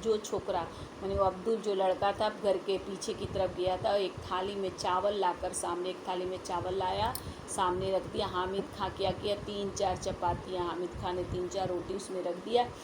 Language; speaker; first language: Hindi; native; Hindi